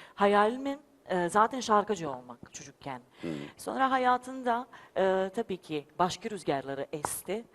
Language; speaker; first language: Turkish; non-native, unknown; Serbian